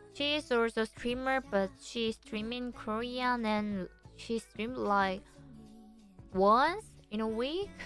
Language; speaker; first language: English; non-native, learner; Korean